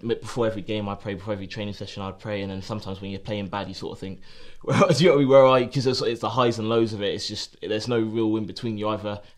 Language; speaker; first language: English; native; English